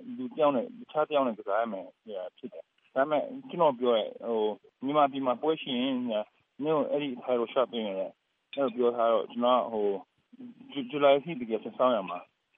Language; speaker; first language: Burmese; non-native, local second language; Kachin